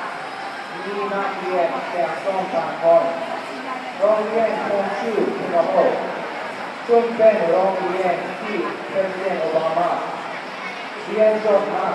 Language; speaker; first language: Thai; non-native, learner; English